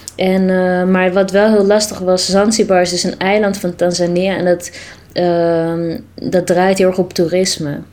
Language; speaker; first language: Dutch; early bilingual, other home language; Tigrinya